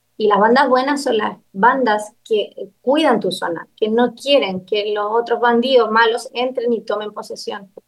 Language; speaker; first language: Spanish; native; Spanish